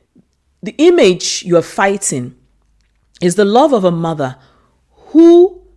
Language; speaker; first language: English; non-native, local second language; Igbo